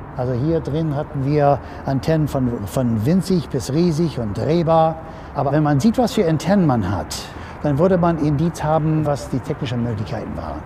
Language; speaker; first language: German; non-native, fluent; English